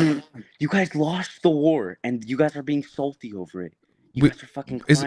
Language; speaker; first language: English; native; English